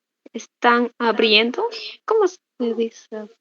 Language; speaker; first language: Spanish; non-native, learner; Portuguese